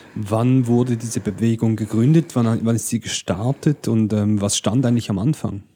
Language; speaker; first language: German; native; German